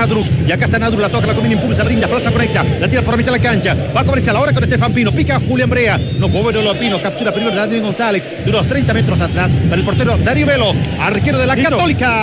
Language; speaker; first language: Spanish; native; Spanish